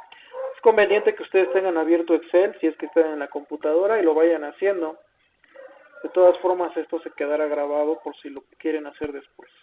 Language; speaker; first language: Spanish; native; Spanish